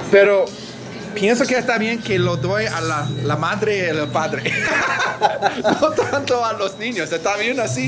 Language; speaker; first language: Spanish; non-native, learner; English